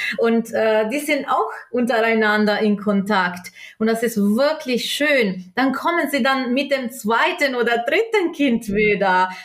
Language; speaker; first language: German; non-native, local second language; Italian